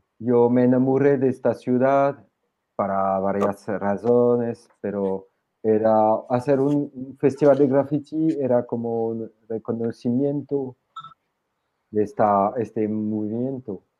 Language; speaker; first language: Spanish; non-native, fluent; French